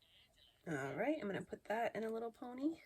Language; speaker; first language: English; native; English